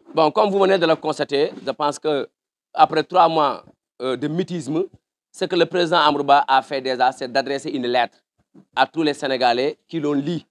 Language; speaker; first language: French; non-native, local second language; Wolof